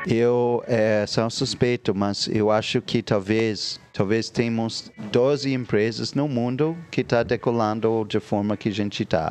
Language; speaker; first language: Portuguese; non-native, fluent; English